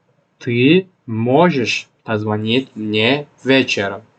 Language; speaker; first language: Russian; non-native, local second language; Tajik